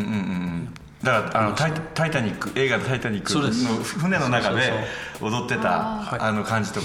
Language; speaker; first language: Japanese; native; Japanese